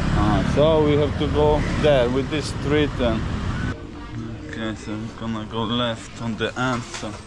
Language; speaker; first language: English; non-native, fluent; Polish